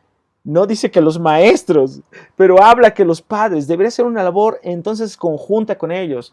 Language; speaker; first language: Spanish; native; Spanish